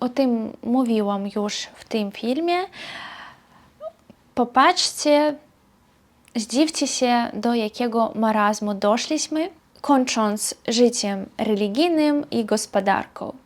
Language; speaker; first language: Polish; non-native, fluent; Belarusian